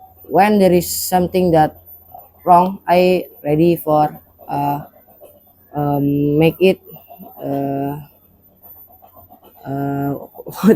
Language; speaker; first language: English; non-native, learner; Indonesian